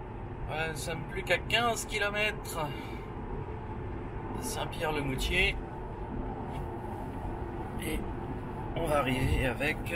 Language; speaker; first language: French; native; French